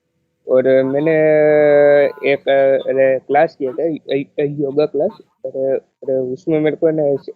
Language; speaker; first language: Hindi; non-native, local second language; Gujarati